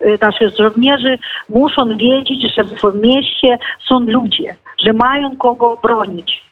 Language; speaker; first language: Polish; non-native, fluent; Ukrainian